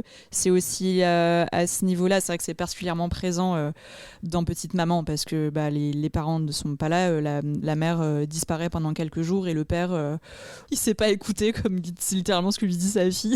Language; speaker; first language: French; native; French